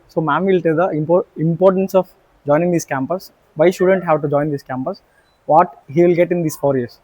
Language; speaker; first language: English; non-native, local second language; Telugu